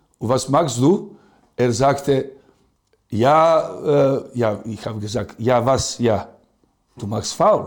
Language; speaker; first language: German; non-native, fluent; Serbian